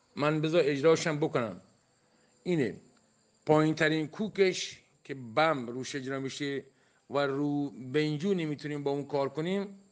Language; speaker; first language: Persian; non-native, local second language; Baluchi